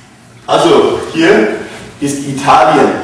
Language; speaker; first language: German; non-native, learner; English